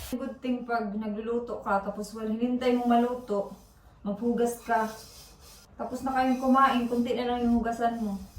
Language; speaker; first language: Filipino; non-native, local second language; Cebuano